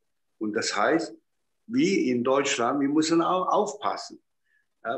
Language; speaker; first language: German; non-native, fluent; Chinese